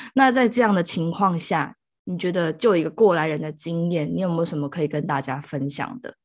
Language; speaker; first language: Chinese; native; Chinese